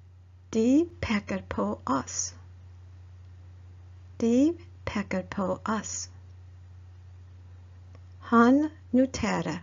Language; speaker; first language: Norwegian; non-native, learner; English